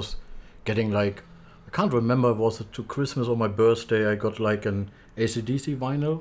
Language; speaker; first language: English; non-native, learner; German